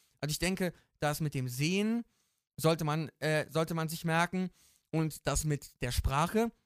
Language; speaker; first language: German; native; German